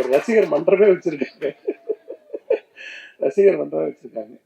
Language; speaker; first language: Tamil; native; Tamil